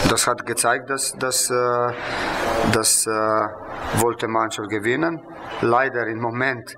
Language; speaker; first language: German; non-native, fluent; Slovenian